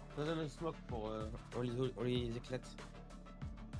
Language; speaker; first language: French; native; French